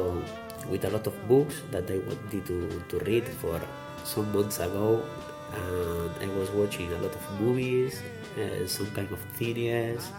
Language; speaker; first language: English; non-native, learner; Spanish